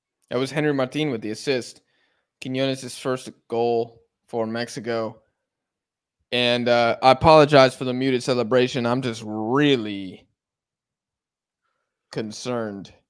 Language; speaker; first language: English; native; English